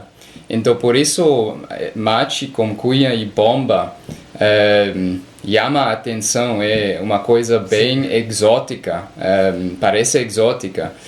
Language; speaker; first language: Portuguese; non-native, learner; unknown